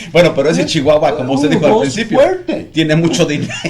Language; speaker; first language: Spanish; native; Spanish